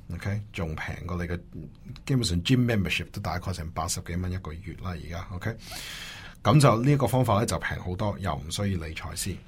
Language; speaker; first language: Cantonese; early bilingual, heritage; Cantonese